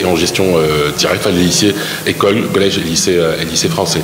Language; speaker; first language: French; non-native, local second language; Arabic